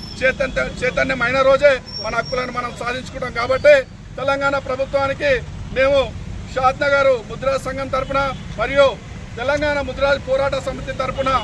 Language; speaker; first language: Telugu; native; Telugu